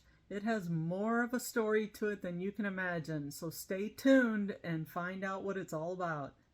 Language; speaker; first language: English; native; English